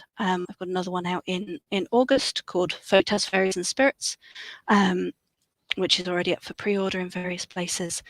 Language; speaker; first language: English; native; English